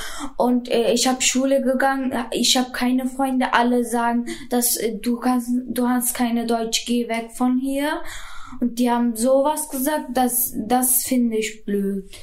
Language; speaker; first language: German; non-native, learner; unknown